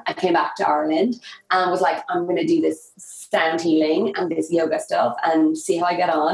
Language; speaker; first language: English; native; English